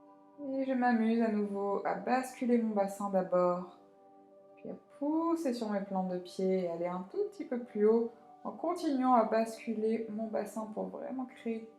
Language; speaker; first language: French; native; French